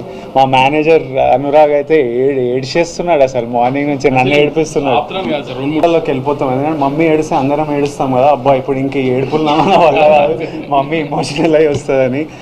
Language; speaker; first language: Telugu; native; Telugu